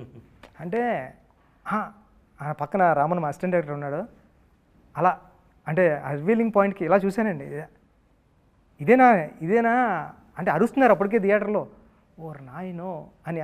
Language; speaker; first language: Telugu; native; Telugu